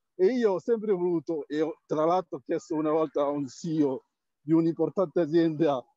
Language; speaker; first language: Italian; early bilingual, other home language; French